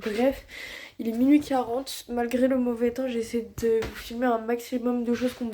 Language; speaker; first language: French; native; French